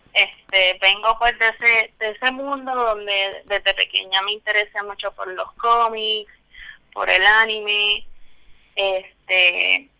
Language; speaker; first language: Spanish; native; Spanish